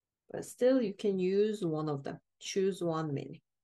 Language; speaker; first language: English; non-native, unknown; Korean